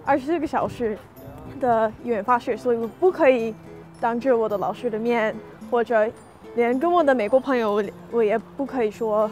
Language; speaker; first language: Chinese; non-native, fluent; English